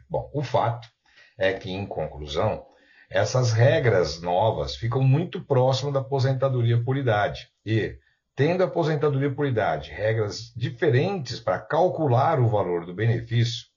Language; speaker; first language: Portuguese; native; Portuguese